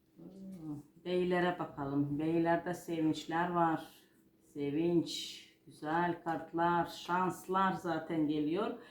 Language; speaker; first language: Turkish; non-native, fluent; Georgian